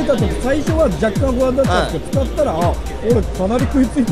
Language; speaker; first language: Japanese; native; Japanese